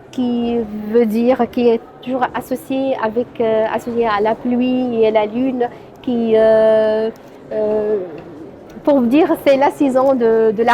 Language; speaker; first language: French; non-native, local second language; Arabic